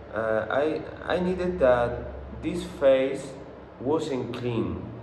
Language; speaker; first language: English; non-native, learner; Spanish